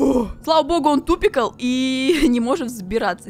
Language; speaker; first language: Russian; native; Russian